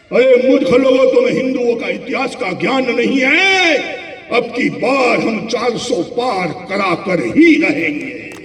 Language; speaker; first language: Hindi; non-native, local second language; Gujarati